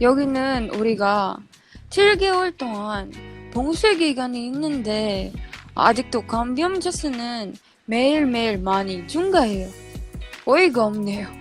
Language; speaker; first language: Korean; non-native, learner; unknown